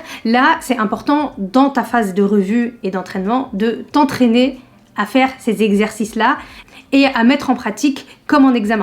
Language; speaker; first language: French; native; French